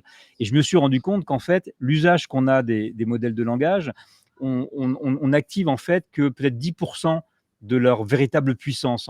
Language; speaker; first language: French; native; French